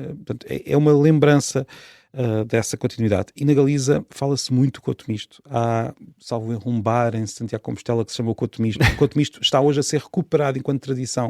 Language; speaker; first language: Portuguese; native; Portuguese